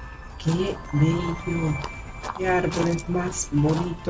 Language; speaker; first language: Spanish; native; Spanish